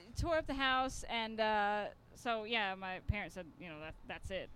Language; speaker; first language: English; native; English